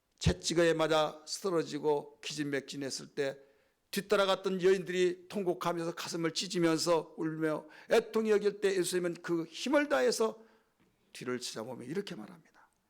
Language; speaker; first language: Korean; native; Korean